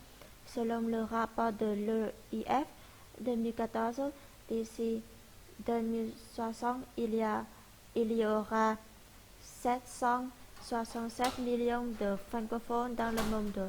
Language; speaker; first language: French; non-native, learner; Vietnamese